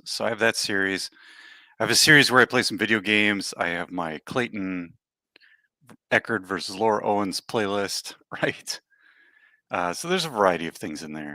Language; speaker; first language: English; native; English